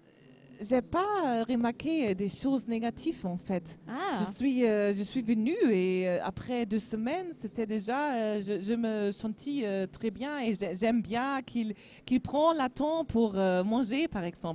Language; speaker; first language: French; non-native, learner; German